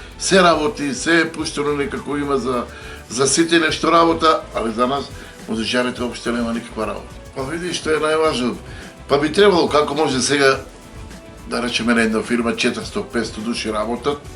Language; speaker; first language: Macedonian; non-native, local second language; Romany